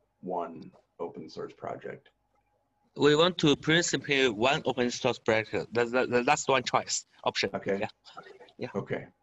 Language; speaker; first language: English; non-native, learner; Chinese